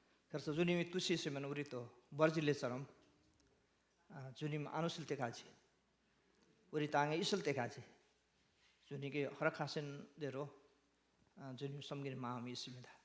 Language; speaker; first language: Korean; non-native, learner; Nepali